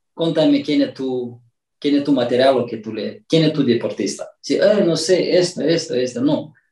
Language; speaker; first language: Spanish; non-native, fluent; Romanian